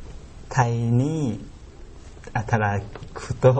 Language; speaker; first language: Japanese; non-native, learner; Thai